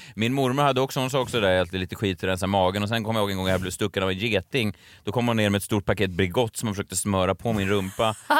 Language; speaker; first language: Swedish; native; Swedish